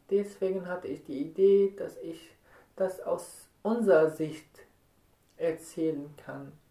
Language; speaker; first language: German; non-native, fluent; Arabic